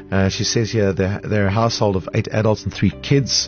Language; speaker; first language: English; non-native, local second language; Afrikaans